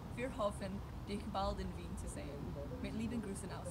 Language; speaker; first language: German; non-native, learner; English